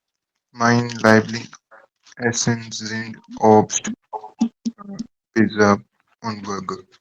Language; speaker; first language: German; non-native, learner; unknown